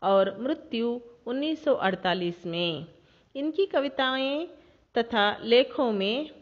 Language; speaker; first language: Hindi; non-native, local second language; Kannada